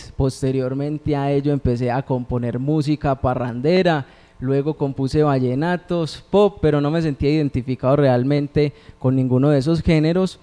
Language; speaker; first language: Spanish; native; Spanish